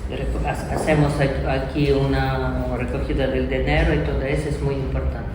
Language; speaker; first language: Spanish; non-native, learner; Ukrainian